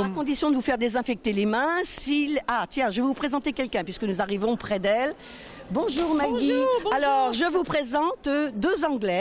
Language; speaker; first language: French; native; French